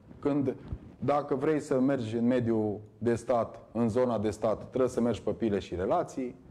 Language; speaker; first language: Romanian; native; Romanian